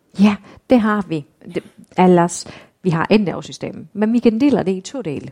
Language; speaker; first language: Danish; non-native, fluent; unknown